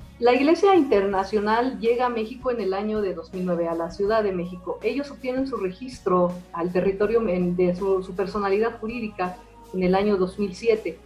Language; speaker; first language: Spanish; native; Spanish